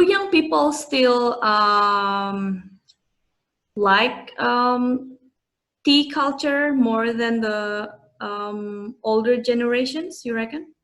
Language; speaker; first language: English; non-native, fluent; Indonesian